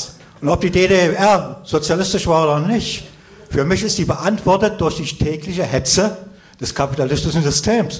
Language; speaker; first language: German; native; German